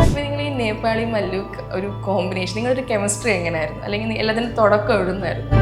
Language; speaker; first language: Malayalam; native; Malayalam